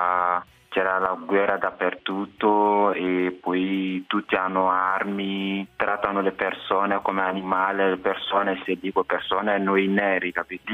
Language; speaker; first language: Italian; non-native, fluent; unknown